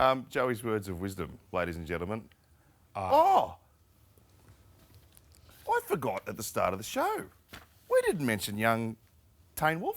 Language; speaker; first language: English; native; English